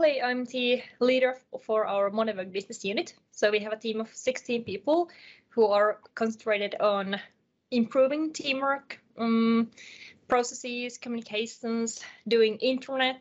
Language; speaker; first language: English; non-native, fluent; Finnish